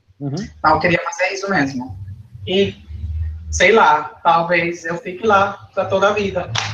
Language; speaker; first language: Portuguese; non-native, fluent; Spanish